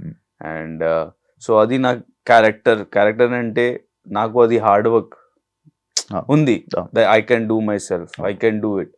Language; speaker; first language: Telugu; non-native, learner; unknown